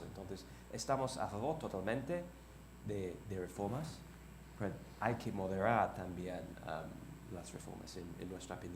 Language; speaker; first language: Spanish; non-native, fluent; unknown